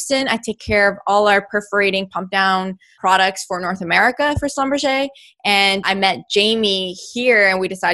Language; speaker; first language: English; native; English